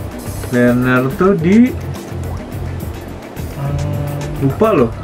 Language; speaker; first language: Indonesian; native; Indonesian